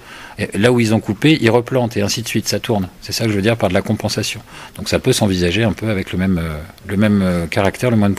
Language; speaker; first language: French; native; French